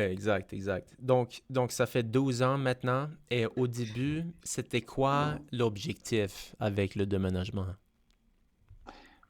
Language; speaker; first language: French; non-native, fluent; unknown